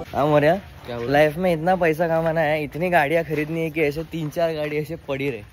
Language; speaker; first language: Hindi; non-native, local second language; Marathi